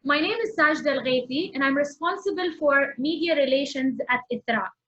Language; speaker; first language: English; non-native, fluent; Arabic